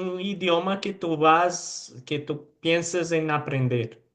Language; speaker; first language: Spanish; non-native, fluent; Portuguese